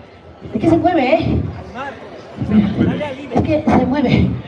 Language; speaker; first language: Spanish; native; Spanish